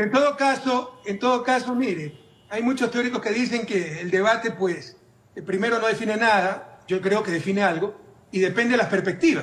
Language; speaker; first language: Spanish; native; Spanish